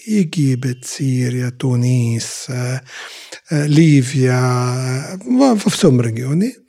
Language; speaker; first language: Russian; non-native, fluent; Arabic